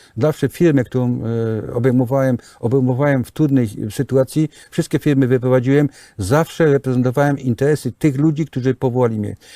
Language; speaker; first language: Polish; native; Polish